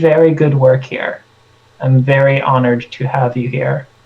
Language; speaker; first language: English; native; English